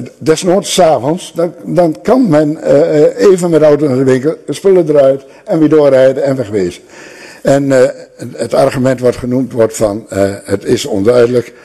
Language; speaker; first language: Dutch; native; Dutch